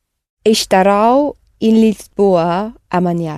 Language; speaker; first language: Portuguese; non-native, learner; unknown